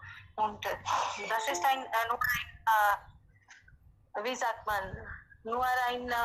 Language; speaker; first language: German; non-native, learner; Hindi